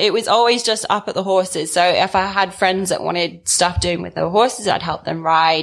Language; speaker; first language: English; native; English